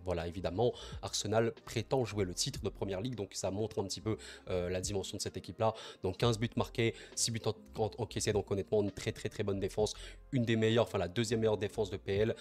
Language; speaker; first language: French; native; French